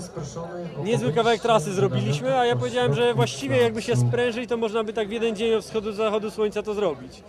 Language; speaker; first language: Polish; native; Polish